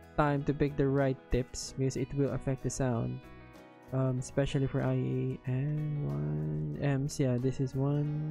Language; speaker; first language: English; non-native, local second language; Filipino